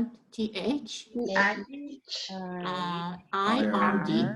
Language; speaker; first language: English; non-native, learner; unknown